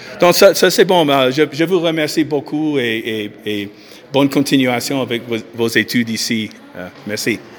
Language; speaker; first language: French; non-native, fluent; English